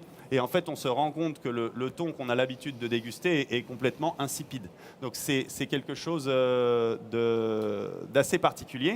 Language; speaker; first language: French; native; French